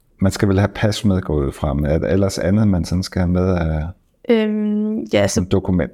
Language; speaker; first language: Danish; native; Danish